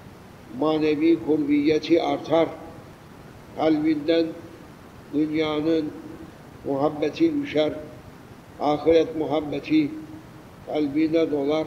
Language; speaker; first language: Turkish; native; Turkish